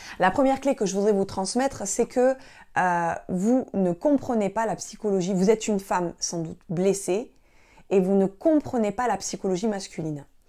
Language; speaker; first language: French; native; French